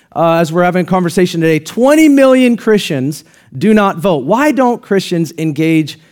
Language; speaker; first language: English; native; English